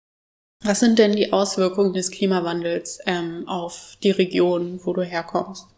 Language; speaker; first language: German; native; German